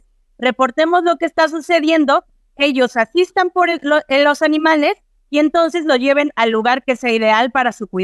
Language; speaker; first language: Spanish; native; Spanish